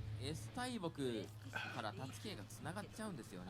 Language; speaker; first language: Japanese; native; Japanese